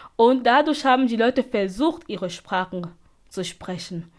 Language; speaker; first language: German; non-native, fluent; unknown